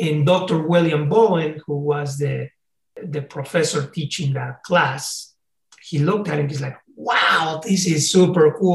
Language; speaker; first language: English; non-native, fluent; Spanish